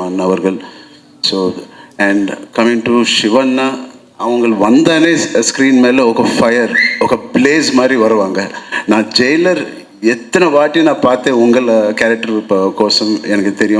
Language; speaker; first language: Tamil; non-native, learner; Telugu